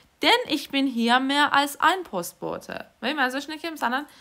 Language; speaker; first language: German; non-native, fluent; Persian